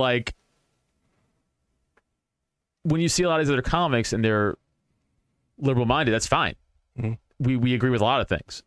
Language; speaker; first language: English; native; English